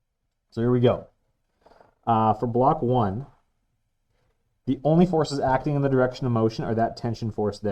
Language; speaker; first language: English; native; English